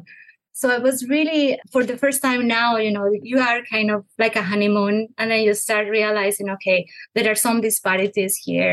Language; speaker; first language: English; non-native, fluent; Spanish